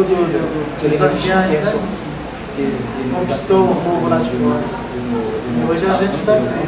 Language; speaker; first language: Portuguese; non-native, local second language; Guarani